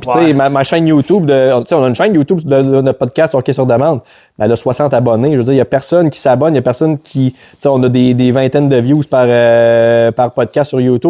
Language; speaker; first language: French; native; French